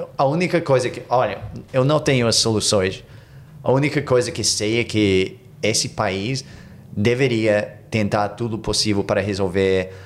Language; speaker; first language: Portuguese; non-native, fluent; English